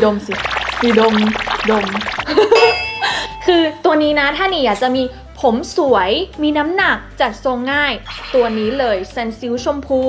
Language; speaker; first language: Thai; native; Thai